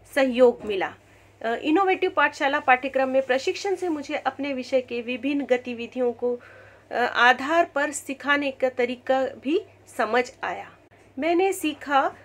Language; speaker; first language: Hindi; native; Hindi